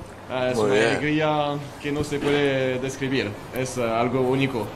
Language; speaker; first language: Spanish; non-native, learner; French